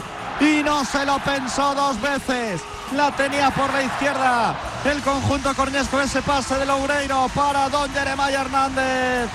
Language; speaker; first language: Spanish; native; Spanish